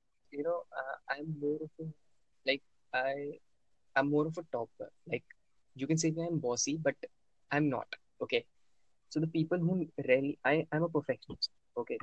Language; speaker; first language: English; non-native, local second language; Hindi